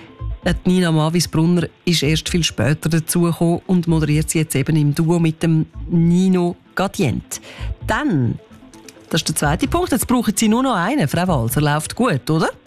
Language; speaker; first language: German; native; German